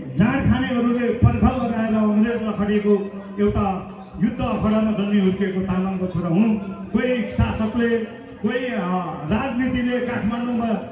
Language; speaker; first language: Nepali; non-native, local second language; Eastern Tamang